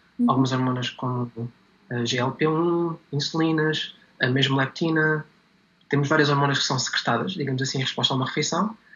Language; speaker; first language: Portuguese; native; Portuguese